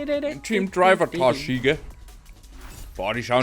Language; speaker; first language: German; native; German